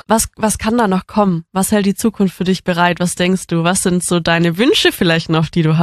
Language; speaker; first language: German; native; German